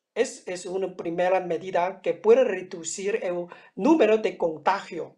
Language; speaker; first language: Spanish; non-native, fluent; Chinese